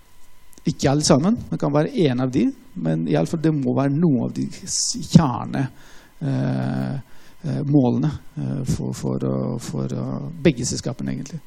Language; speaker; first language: Norwegian; non-native, fluent; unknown